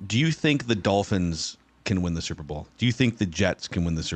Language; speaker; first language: English; native; English